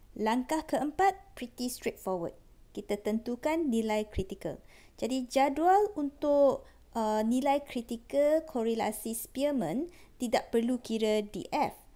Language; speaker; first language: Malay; non-native, local second language; Chinese